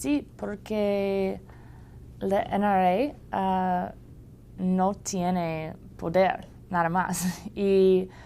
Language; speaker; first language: Spanish; non-native, learner; English